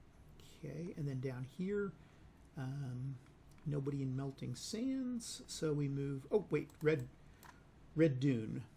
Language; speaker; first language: English; native; English